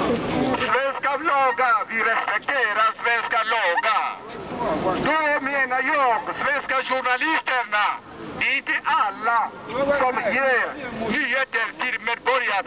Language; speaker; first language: Swedish; non-native, learner; French